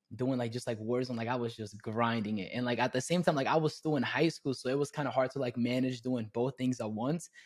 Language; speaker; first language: English; early bilingual, other home language; Spanish